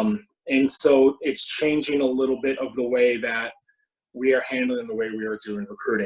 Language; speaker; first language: English; native; English